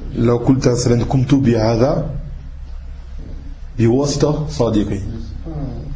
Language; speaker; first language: Arabic; non-native, fluent; French